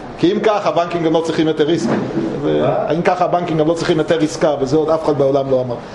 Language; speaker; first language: Hebrew; native; Hebrew